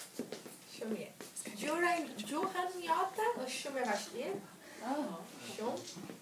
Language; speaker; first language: Albanian; non-native, learner; Portuguese